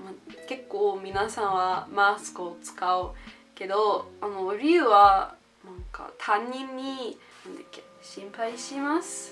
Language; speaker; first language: Japanese; non-native, learner; English